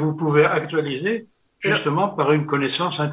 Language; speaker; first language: French; native; French